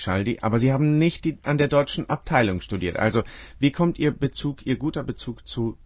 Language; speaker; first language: German; native; German